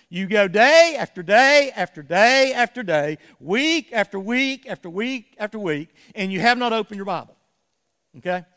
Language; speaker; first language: English; native; English